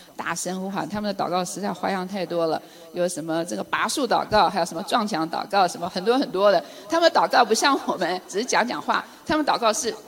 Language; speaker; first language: Chinese; native; Chinese